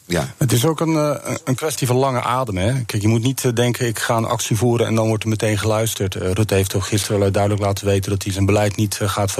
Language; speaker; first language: Dutch; native; Dutch